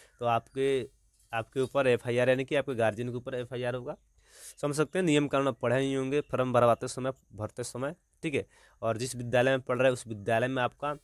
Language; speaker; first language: Hindi; native; Hindi